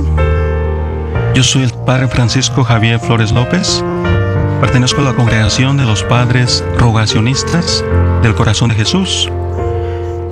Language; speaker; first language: Spanish; native; Spanish